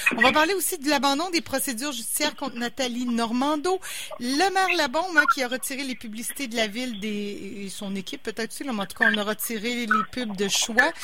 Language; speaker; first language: French; native; French